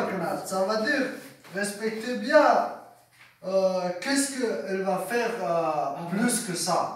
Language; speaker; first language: French; non-native, learner; Persian